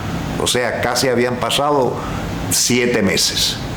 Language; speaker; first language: Spanish; native; Spanish